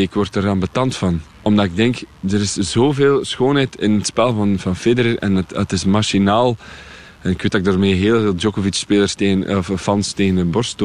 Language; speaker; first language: Dutch; native; Dutch